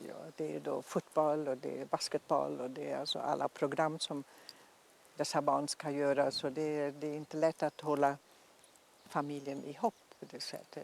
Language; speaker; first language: Swedish; non-native, fluent; German